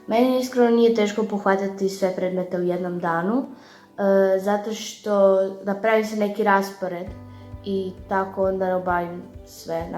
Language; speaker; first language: Croatian; native; Croatian